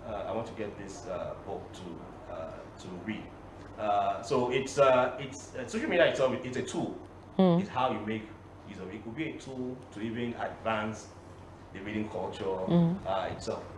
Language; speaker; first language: English; non-native, local second language; Yoruba